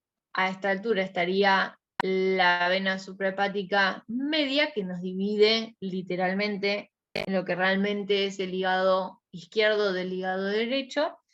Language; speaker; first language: Spanish; native; Spanish